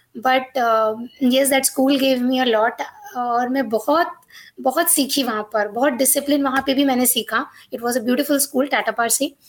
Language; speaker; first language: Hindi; non-native, local second language; Marathi